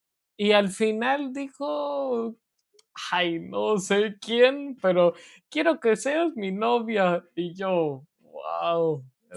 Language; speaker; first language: Spanish; non-native, learner; English